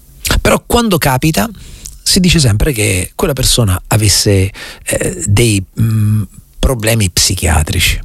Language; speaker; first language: Italian; native; Italian